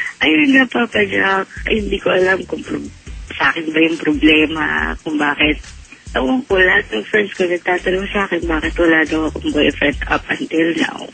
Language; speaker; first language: Filipino; native; Filipino